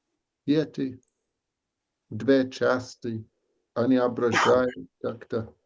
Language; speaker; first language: Russian; non-native, learner; English